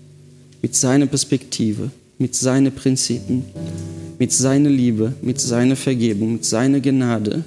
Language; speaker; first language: German; non-native, fluent; Portuguese